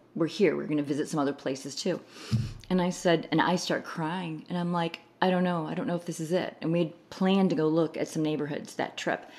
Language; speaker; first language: English; native; English